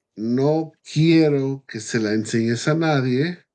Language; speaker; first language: Spanish; early bilingual, heritage; Spanish